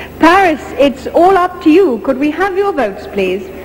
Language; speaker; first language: English; native; English